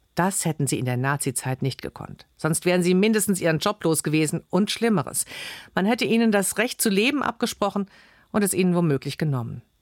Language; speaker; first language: German; native; German